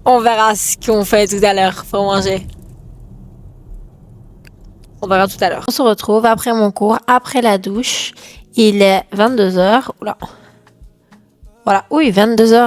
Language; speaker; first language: French; native; French